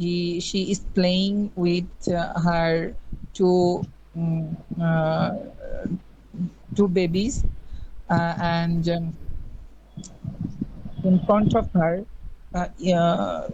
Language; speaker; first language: English; non-native, learner; Bangla